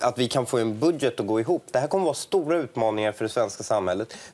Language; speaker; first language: Swedish; early bilingual, other home language; Persian